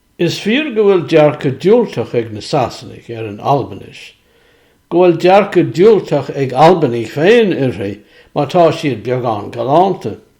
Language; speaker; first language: Irish; non-native, fluent; Swiss German